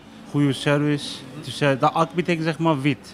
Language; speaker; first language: Dutch; non-native, learner; Turkish